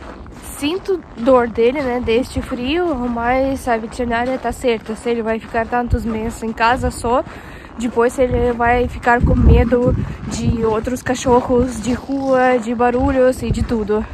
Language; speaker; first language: Portuguese; non-native, fluent; Russian